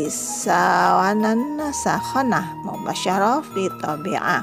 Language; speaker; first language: Arabic; non-native, learner; Indonesian